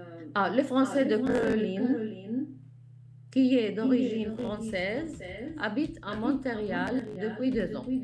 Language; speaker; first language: French; non-native, fluent; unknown